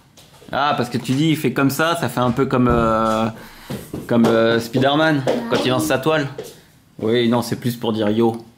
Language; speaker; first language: French; native; French